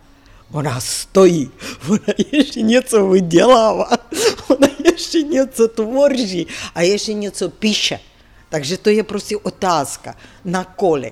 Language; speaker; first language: Czech; non-native, fluent; Ukrainian